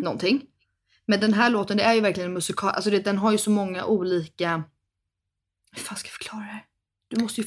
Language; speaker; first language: Swedish; native; Swedish